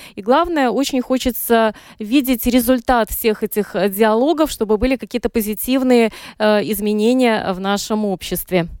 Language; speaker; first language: Russian; native; Russian